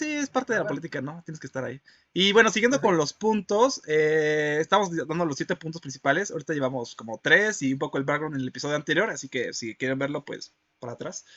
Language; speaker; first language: Spanish; native; Spanish